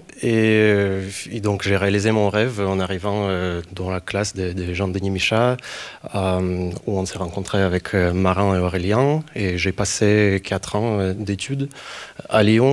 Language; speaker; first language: French; non-native, fluent; Ukrainian